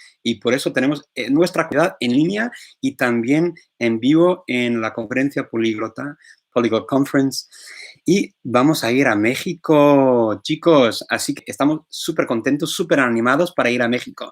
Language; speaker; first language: Spanish; non-native, fluent; English